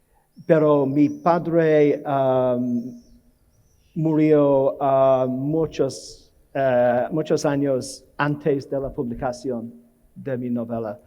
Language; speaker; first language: Spanish; non-native, learner; English